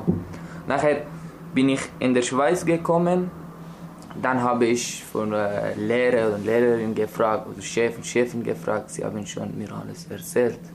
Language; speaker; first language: German; non-native, learner; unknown